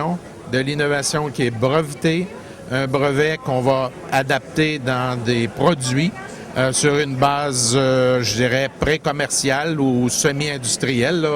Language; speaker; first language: French; native; French